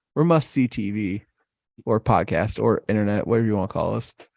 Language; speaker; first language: English; native; English